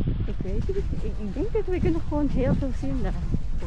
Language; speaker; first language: Dutch; non-native, learner; Filipino